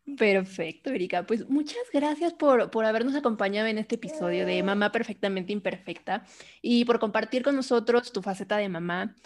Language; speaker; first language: Spanish; native; Spanish